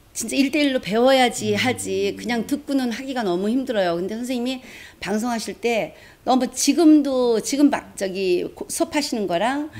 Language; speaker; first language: Korean; native; Korean